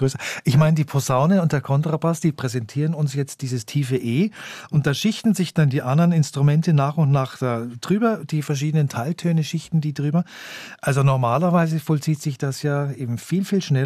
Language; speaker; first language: German; native; German